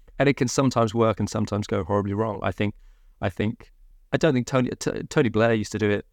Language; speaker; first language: English; native; English